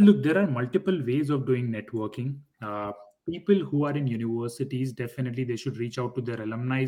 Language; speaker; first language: English; non-native, local second language; Hindi